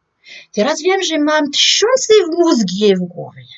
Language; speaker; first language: Polish; non-native, learner; French